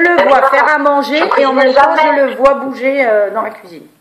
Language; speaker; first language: French; native; French